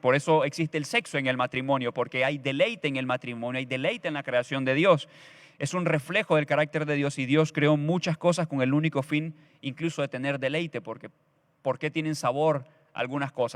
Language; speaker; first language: Spanish; native; Spanish